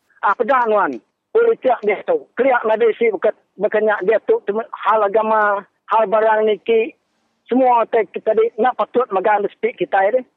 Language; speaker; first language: Malay; native; Malay